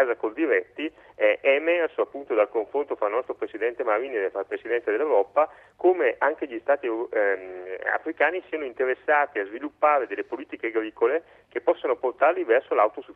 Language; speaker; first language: Italian; native; Italian